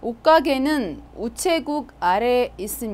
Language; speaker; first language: Korean; non-native, fluent; Arabic